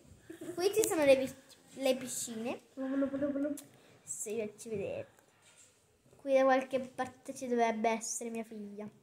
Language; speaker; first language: Italian; native; Italian